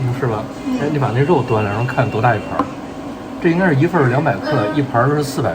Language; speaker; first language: Chinese; native; Chinese